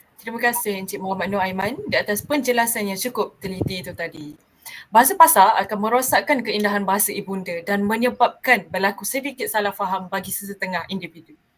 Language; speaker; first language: Malay; native; Malay